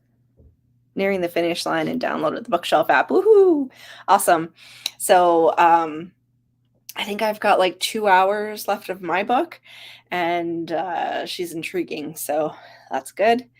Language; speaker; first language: English; native; English